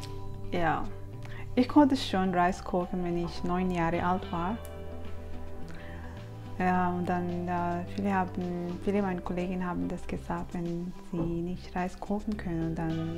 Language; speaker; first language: German; non-native, learner; Tibetan